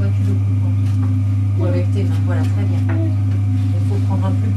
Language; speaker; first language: French; native; French